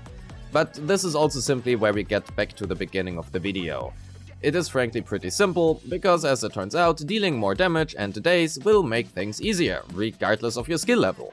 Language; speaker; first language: English; non-native, fluent; German